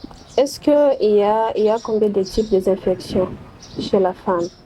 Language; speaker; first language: French; non-native, local second language; Swahili